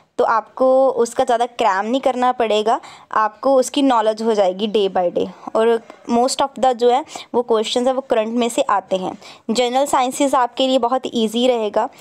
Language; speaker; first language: Hindi; non-native, local second language; Punjabi